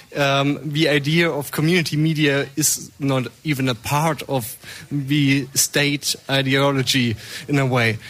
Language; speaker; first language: English; non-native, fluent; German